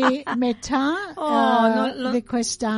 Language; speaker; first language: Italian; early bilingual, heritage; English